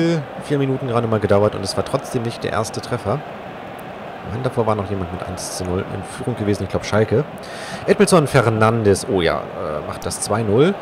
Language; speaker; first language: German; native; German